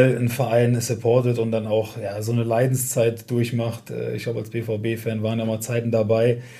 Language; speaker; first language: German; native; German